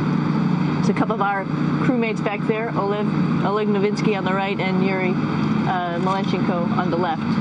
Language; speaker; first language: English; native; English